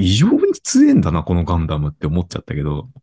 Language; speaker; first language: Japanese; native; Japanese